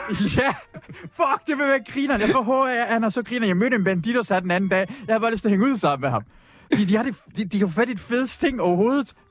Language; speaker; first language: Danish; early bilingual, other home language; Persian